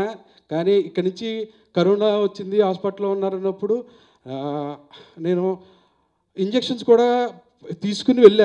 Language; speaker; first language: Telugu; native; Telugu